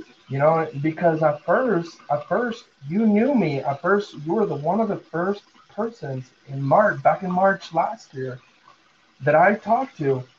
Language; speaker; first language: English; non-native, fluent; Spanish